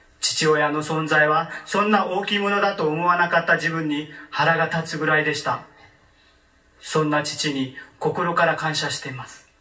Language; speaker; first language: Japanese; non-native, learner; Marathi